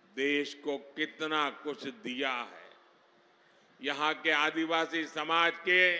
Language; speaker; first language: Hindi; non-native, local second language; Gujarati